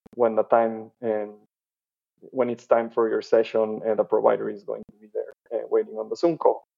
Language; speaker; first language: English; non-native, fluent; Spanish